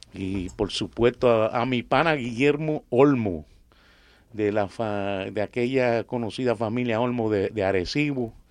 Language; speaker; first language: Spanish; native; Spanish